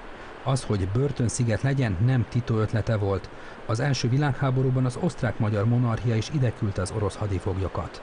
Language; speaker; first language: Hungarian; native; Hungarian